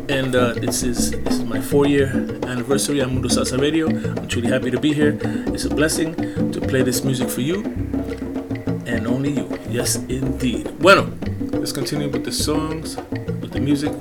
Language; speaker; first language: English; early bilingual, other home language; Spanish